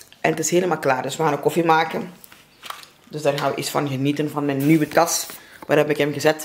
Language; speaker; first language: Dutch; native; Dutch